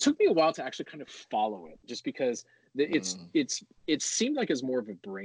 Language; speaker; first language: English; native; English